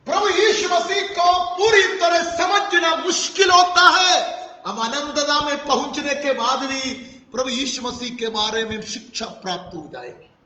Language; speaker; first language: Hindi; non-native, local second language; Malayalam